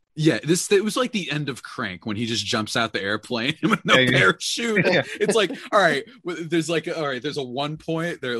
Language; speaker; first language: English; native; English